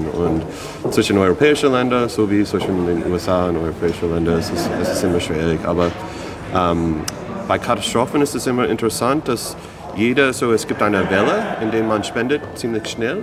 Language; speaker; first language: German; non-native, fluent; English